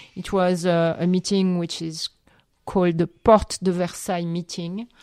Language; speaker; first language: English; non-native, fluent; French